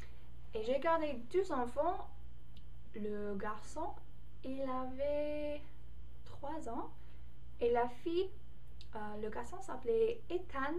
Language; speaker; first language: French; non-native, learner; English